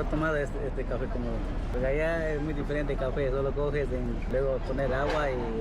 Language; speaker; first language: Spanish; non-native, local second language; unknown